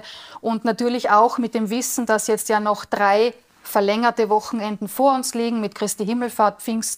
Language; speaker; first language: German; native; German